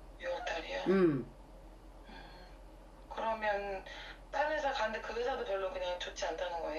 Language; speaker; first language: Korean; native; Korean